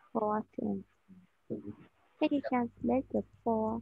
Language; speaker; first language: English; non-native, learner; Vietnamese